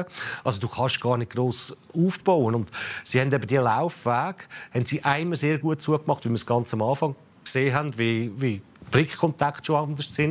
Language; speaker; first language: German; native; German